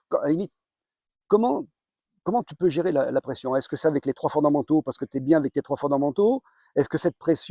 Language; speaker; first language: French; native; French